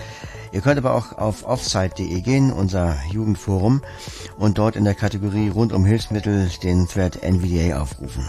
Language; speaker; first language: German; native; German